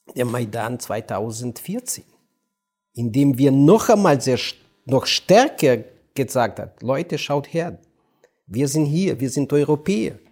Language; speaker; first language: German; non-native, fluent; Ukrainian